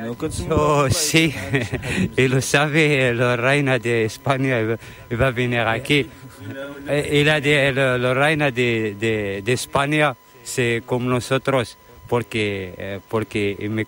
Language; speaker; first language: Spanish; non-native, learner; Arabic